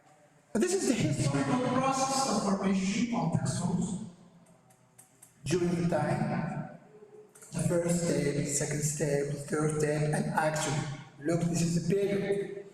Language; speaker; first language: English; non-native, learner; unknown